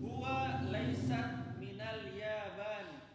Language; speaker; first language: Arabic; non-native, fluent; Indonesian